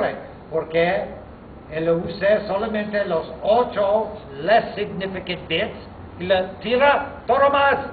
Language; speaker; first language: Spanish; non-native, fluent; English